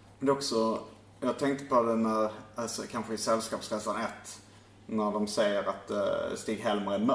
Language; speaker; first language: Swedish; native; Swedish